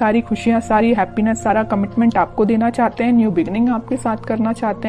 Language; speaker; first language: Hindi; native; Hindi